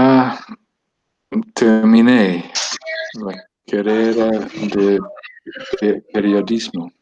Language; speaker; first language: Spanish; non-native, learner; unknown